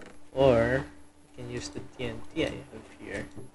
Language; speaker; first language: English; non-native, local second language; Filipino